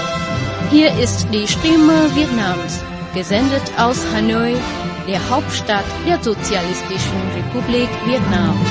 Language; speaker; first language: German; non-native, fluent; Vietnamese